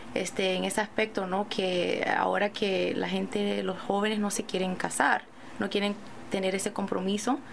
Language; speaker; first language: Spanish; early bilingual, other home language; English